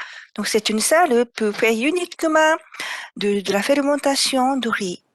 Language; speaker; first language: French; non-native, fluent; Japanese